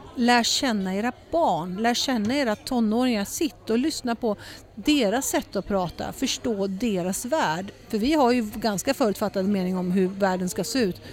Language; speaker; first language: Swedish; early bilingual, heritage; Swedish